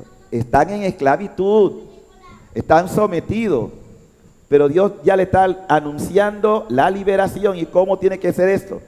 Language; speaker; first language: Spanish; native; Spanish